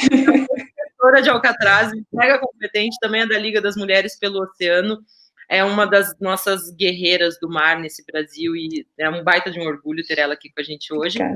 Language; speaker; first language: Portuguese; native; Portuguese